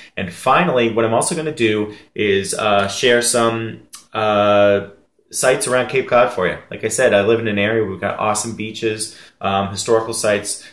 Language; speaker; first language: English; native; English